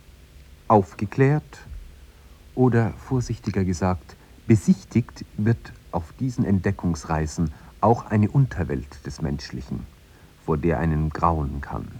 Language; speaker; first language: German; native; German